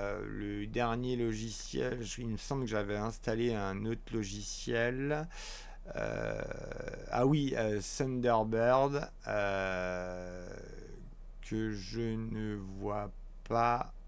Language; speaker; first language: French; native; French